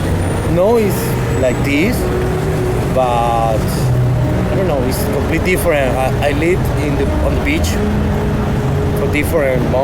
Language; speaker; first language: English; non-native, learner; Spanish